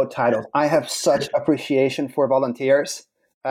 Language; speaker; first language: English; non-native, fluent; Dutch